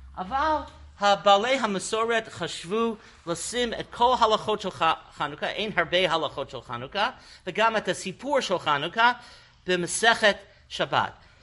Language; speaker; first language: Hebrew; non-native, fluent; English